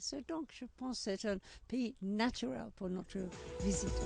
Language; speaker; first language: French; non-native, learner; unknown